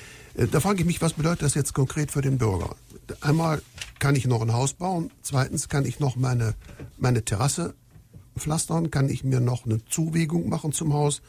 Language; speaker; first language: German; native; German